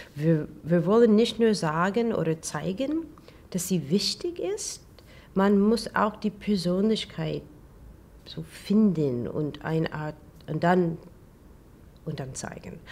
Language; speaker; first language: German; non-native, learner; English